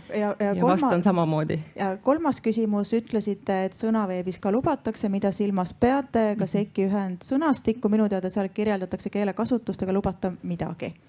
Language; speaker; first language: Estonian; native; Estonian